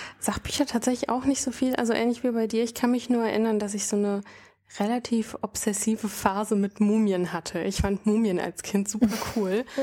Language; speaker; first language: German; native; German